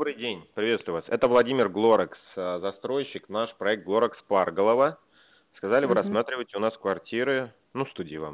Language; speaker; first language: Russian; native; Russian